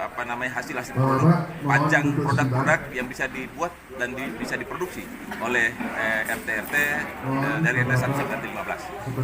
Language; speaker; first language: Indonesian; native; Indonesian